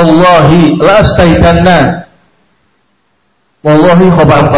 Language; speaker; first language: Arabic; non-native, fluent; Indonesian